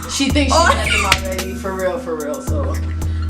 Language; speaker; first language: English; native; English